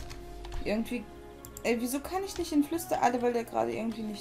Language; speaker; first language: German; native; German